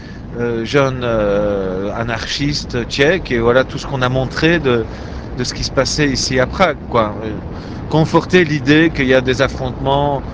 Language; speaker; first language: French; native; French